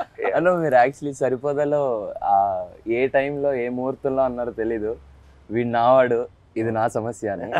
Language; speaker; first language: Telugu; native; Telugu